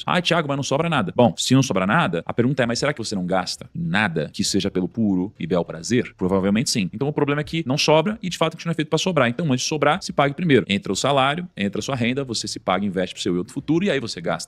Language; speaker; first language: Portuguese; native; Portuguese